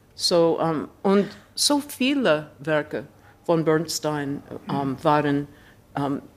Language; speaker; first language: German; non-native, learner; English